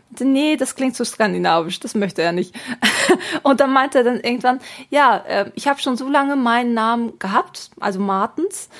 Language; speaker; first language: German; early bilingual, other home language; Turkish